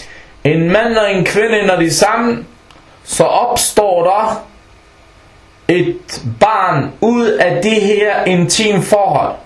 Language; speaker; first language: Danish; non-native, local second language; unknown